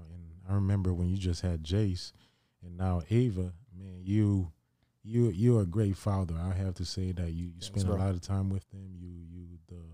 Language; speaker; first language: English; early bilingual, other home language; Haitian Creole